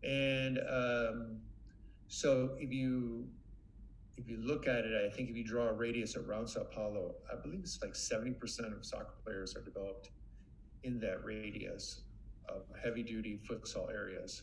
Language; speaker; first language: English; native; English